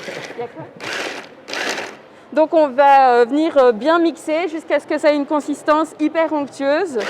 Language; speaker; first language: French; native; French